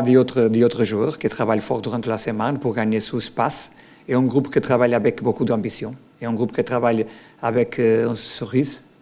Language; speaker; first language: French; non-native, learner; Portuguese